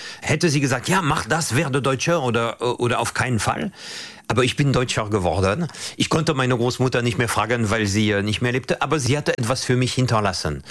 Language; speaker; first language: German; non-native, fluent; French